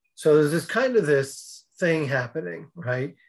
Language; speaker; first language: English; native; English